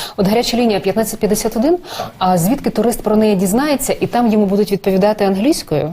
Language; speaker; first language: Ukrainian; native; Ukrainian